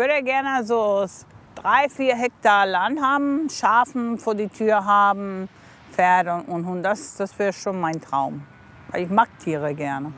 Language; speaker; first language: German; non-native, fluent; English